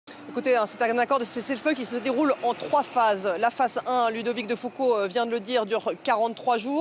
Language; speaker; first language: French; native; French